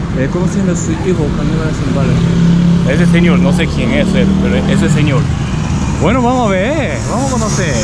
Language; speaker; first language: Spanish; non-native, learner; Japanese